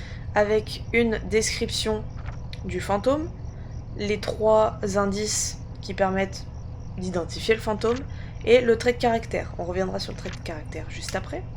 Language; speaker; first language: French; native; French